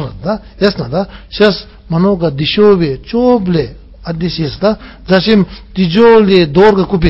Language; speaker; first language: Russian; non-native, learner; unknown